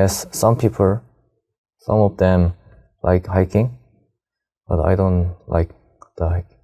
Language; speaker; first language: English; non-native, learner; Korean